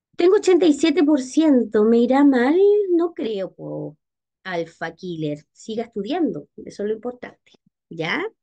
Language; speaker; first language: Spanish; native; Spanish